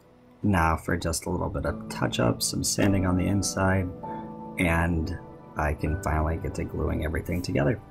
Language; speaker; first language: English; native; English